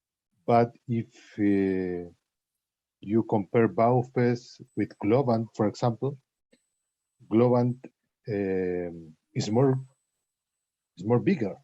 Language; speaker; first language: English; non-native, learner; Spanish